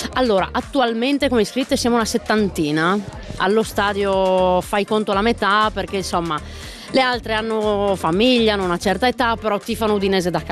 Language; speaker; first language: Italian; native; Italian